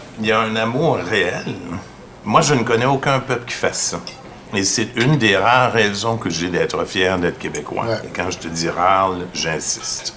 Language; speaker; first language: French; native; French